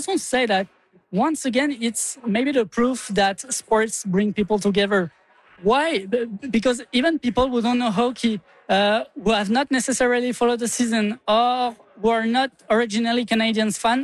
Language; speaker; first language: English; non-native, fluent; French